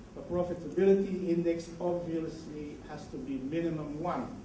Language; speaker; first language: English; non-native, fluent; Dutch